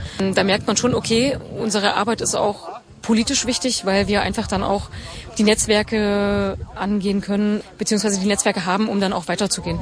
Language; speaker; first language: German; native; German